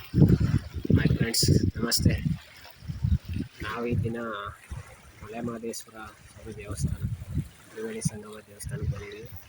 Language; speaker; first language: Kannada; native; Kannada